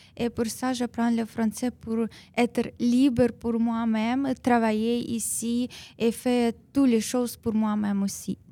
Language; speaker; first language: French; non-native, learner; Ukrainian